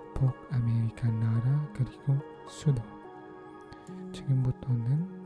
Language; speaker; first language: Korean; non-native, learner; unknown